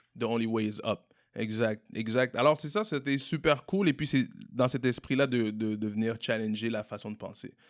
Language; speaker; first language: French; native; French